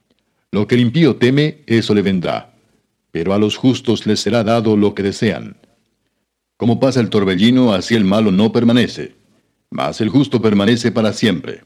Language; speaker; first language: Spanish; native; Spanish